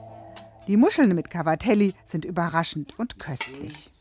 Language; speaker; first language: German; native; German